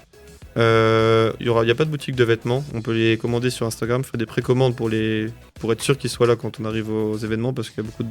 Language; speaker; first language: French; native; French